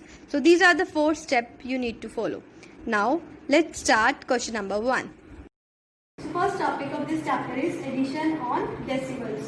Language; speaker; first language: English; non-native, local second language; Hindi